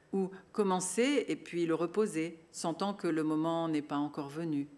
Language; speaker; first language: French; native; French